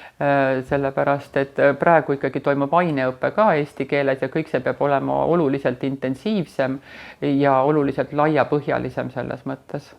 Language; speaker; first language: Estonian; non-native, local second language; Russian